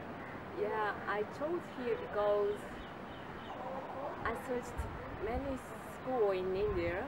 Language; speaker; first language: English; non-native, learner; Japanese